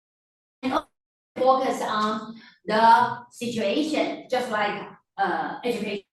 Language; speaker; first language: English; non-native, fluent; Chinese